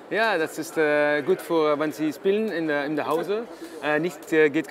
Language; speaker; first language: German; non-native, learner; Dutch